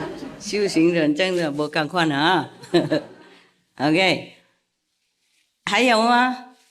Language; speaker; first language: Chinese; non-native, fluent; Vietnamese